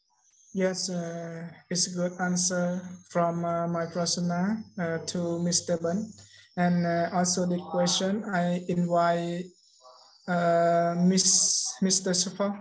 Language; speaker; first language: English; non-native, learner; Khmer